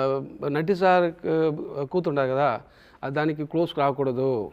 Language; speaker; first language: Telugu; non-native, local second language; Tamil